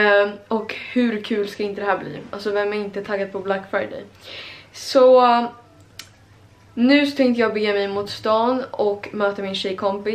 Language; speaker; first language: Swedish; native; Swedish